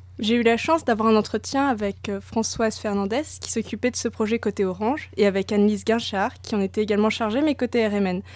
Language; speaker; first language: French; native; French